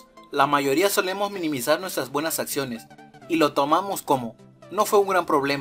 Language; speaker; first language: Spanish; native; Spanish